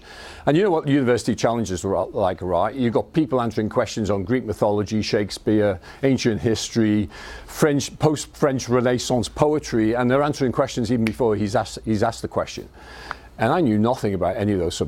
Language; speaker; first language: English; native; English